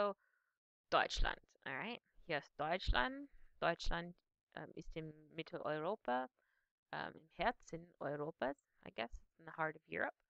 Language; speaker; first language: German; non-native, fluent; English